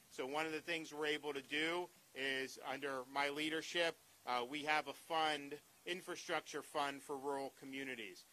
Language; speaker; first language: English; native; English